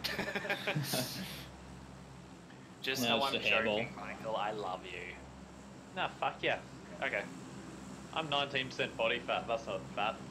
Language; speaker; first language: English; native; English